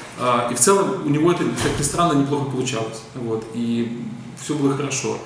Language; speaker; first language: Russian; native; Russian